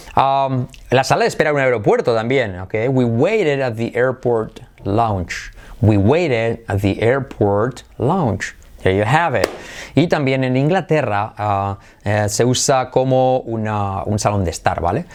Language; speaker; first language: Spanish; native; Spanish